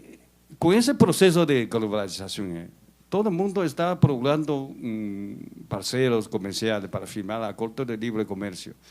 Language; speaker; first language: Portuguese; non-native, learner; Chinese